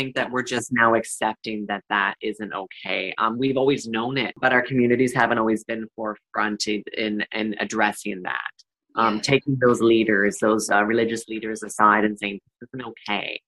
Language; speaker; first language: English; native; English